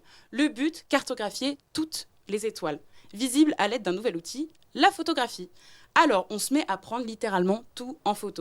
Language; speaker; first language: French; native; French